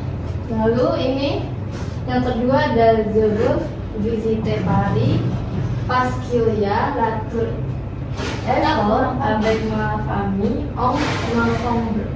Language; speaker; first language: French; non-native, learner; Indonesian